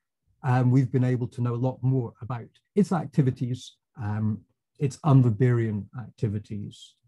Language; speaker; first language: English; native; English